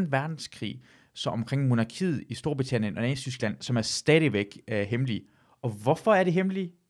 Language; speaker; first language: Danish; early bilingual, other home language; Persian